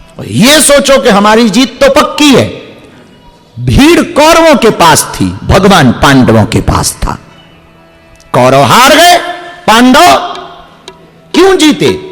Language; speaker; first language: Hindi; native; Hindi